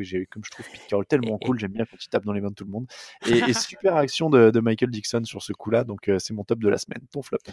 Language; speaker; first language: French; native; French